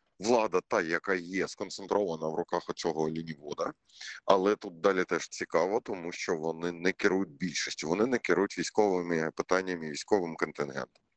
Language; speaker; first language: Ukrainian; non-native, local second language; Russian